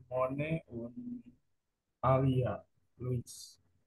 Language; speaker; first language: German; non-native, learner; Indonesian